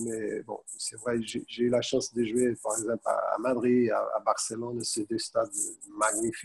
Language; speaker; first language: French; non-native, fluent; Portuguese